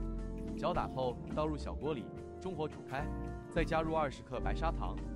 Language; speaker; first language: Chinese; native; Chinese